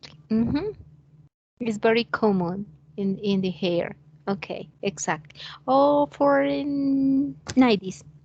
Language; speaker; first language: English; non-native, fluent; Spanish